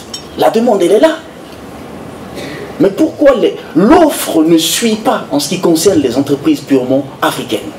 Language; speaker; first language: French; non-native, local second language; Sango